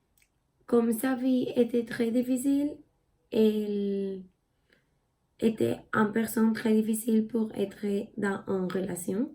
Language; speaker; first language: French; non-native, learner; Spanish